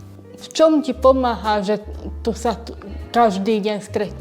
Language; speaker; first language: Slovak; non-native, local second language; Hungarian